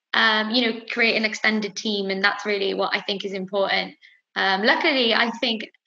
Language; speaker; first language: English; native; English